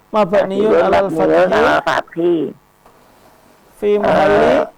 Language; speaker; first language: Arabic; non-native, fluent; Indonesian